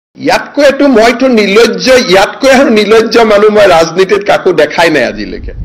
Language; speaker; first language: English; non-native, local second language; Assamese